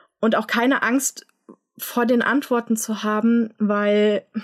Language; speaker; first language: German; native; German